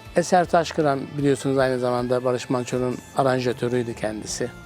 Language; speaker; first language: Turkish; native; Turkish